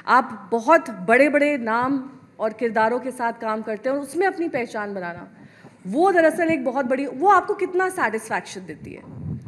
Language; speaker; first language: Hindi; native; Hindi